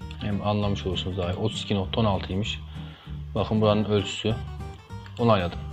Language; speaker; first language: Turkish; native; Turkish